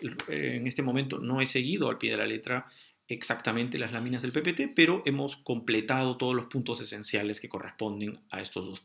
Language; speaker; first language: Spanish; native; Spanish